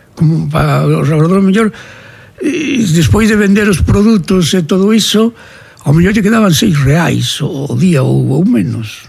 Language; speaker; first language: Galician; native; Galician